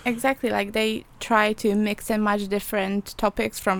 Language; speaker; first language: English; non-native, fluent; Polish